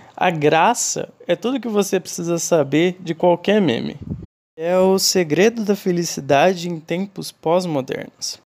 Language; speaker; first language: Portuguese; non-native, fluent; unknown